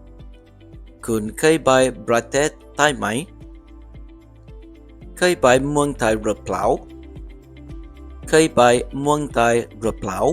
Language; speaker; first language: Thai; non-native, learner; English